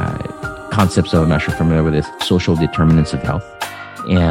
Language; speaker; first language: English; non-native, local second language; Filipino